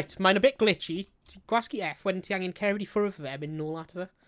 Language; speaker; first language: Welsh; native; Welsh